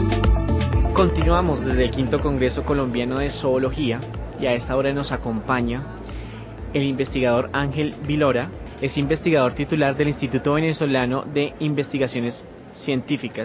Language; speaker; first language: Spanish; native; Spanish